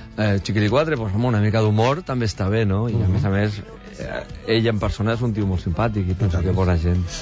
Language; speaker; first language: Catalan; non-native, local second language; Spanish